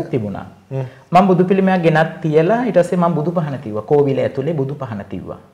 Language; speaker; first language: Sinhala; non-native, local second language; Tamil